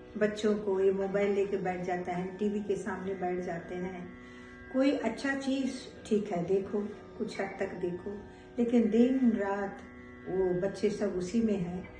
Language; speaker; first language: Hindi; non-native, local second language; Telugu